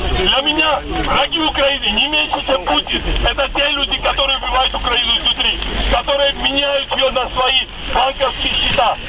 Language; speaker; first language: Russian; non-native, local second language; Georgian